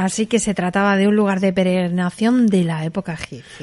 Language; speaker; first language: Spanish; native; Spanish